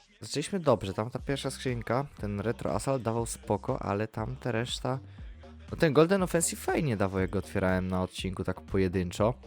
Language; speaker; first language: Polish; native; Polish